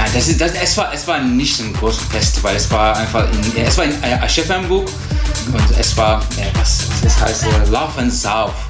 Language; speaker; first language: German; non-native, learner; Turkish